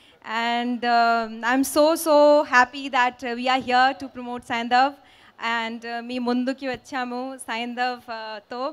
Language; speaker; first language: Telugu; non-native, fluent; Hindi